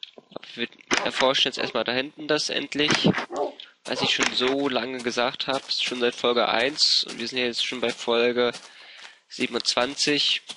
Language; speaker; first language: German; native; German